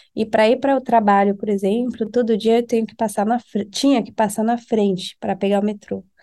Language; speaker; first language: Portuguese; non-native, fluent; French